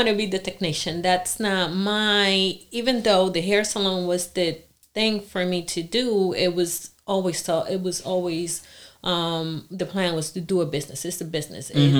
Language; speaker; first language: English; non-native, fluent; Spanish